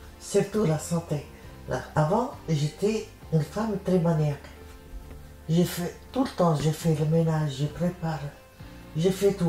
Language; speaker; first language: French; non-native, learner; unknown